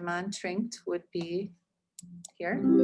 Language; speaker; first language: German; non-native, learner; English